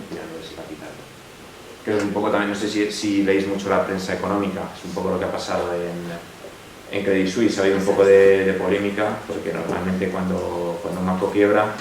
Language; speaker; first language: Spanish; native; Spanish